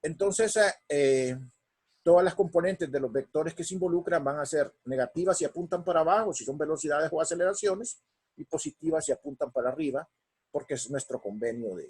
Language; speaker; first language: Spanish; native; Spanish